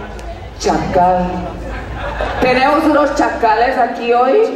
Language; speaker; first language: Spanish; early bilingual, heritage; Spanish